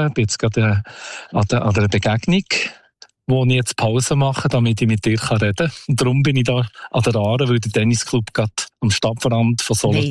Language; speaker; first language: German; native; German